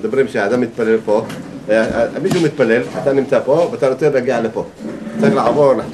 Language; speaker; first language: Hebrew; native; Hebrew